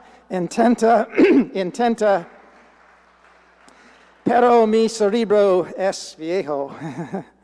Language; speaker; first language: Spanish; non-native, learner; English